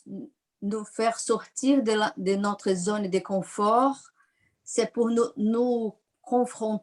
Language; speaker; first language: French; non-native, fluent; Portuguese